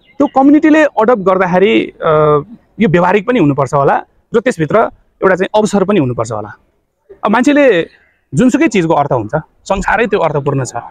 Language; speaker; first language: Nepali; non-native, local second language; Newari